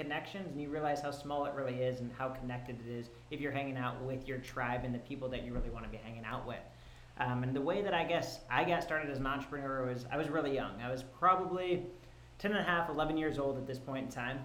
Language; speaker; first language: English; native; English